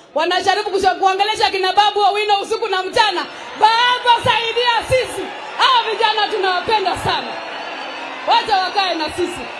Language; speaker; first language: Swahili; non-native, local second language; Luo (Kenya and Tanzania)